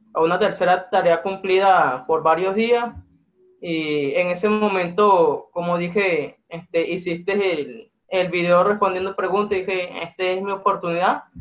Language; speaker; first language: Spanish; native; Spanish